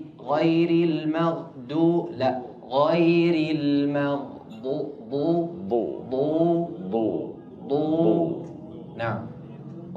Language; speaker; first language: Arabic; native; Arabic